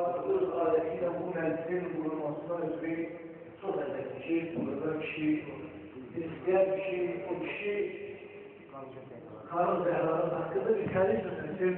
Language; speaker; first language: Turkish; non-native, learner; Azerbaijani